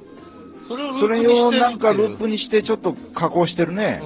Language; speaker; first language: Japanese; native; Japanese